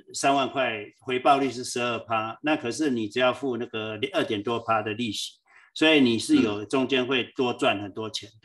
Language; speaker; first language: Chinese; native; Chinese